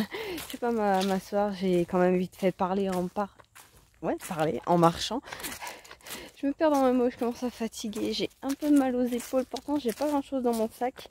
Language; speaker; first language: French; native; French